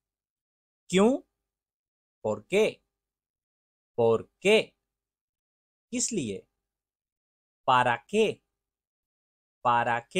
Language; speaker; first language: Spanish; non-native, learner; Urdu